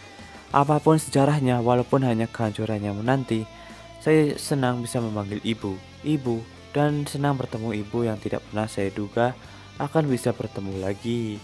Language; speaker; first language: Indonesian; native; Indonesian